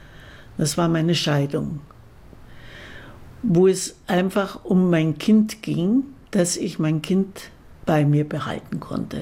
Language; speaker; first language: German; native; German